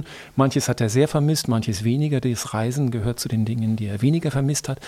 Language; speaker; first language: German; native; German